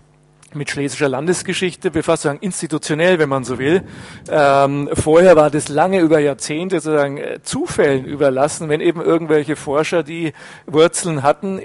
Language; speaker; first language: German; native; German